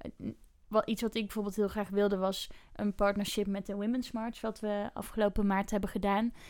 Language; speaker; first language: Dutch; native; Dutch